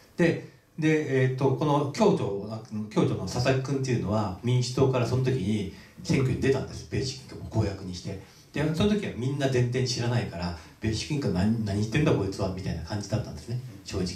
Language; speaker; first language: Japanese; native; Japanese